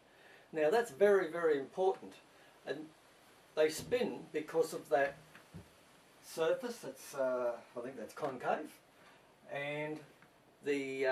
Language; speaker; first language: English; native; English